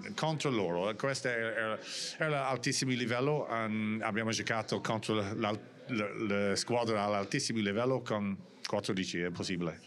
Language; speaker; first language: Italian; non-native, learner; English